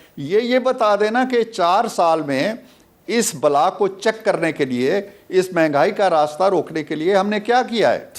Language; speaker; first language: Urdu; native; Urdu